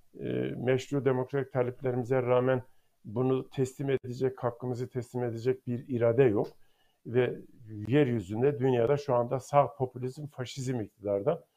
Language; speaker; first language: Turkish; non-native, local second language; Zaza